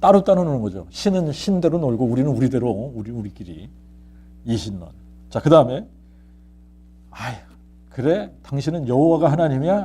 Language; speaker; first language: Korean; native; Korean